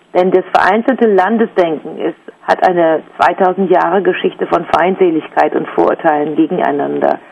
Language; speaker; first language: German; native; German